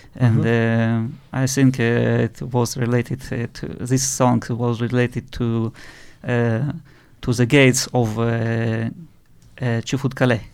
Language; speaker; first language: English; non-native, learner; Russian